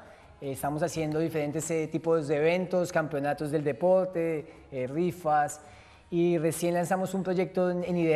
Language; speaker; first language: Spanish; native; Spanish